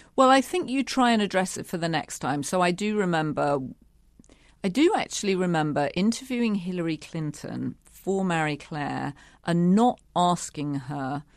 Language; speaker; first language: English; native; English